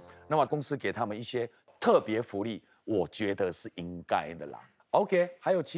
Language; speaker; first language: Chinese; native; Chinese